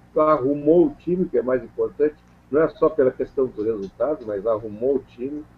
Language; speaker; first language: Portuguese; native; Portuguese